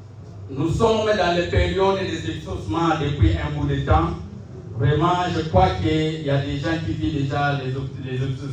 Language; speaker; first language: French; non-native, local second language; Lingala